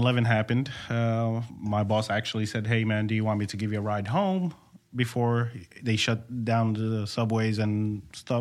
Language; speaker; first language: English; native; English